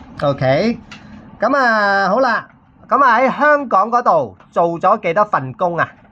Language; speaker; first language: Cantonese; native; Cantonese